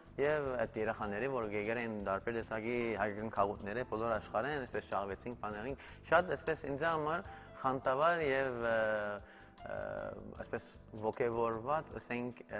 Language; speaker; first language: Armenian; early bilingual, heritage; Armenian